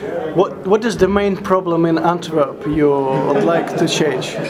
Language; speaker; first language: English; non-native, learner; Russian